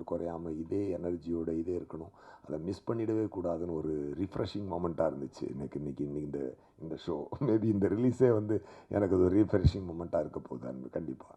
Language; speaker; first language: Tamil; native; Tamil